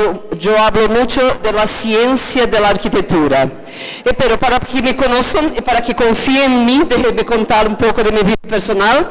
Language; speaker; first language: Spanish; non-native, fluent; Portuguese